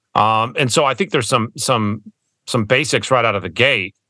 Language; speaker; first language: English; early bilingual, other home language; German